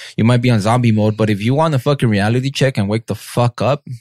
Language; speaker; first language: English; early bilingual, other home language; Spanish